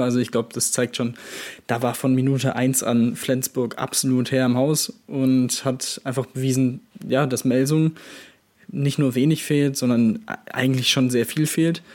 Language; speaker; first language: German; native; German